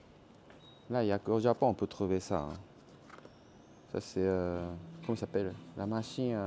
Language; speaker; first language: French; non-native, learner; Japanese